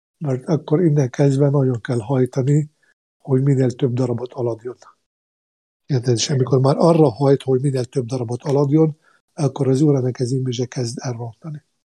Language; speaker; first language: Hungarian; non-native, fluent; Arabic